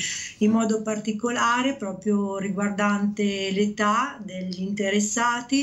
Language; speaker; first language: Italian; native; Italian